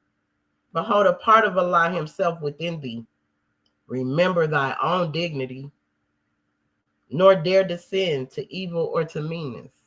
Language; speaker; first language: English; native; English